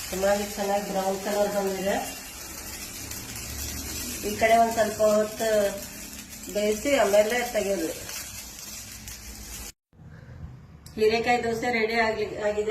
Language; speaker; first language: Kannada; native; Kannada